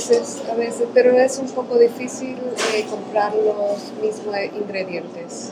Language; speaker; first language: Spanish; early bilingual, other home language; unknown